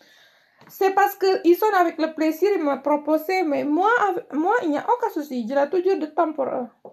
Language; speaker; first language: French; non-native, learner; Indonesian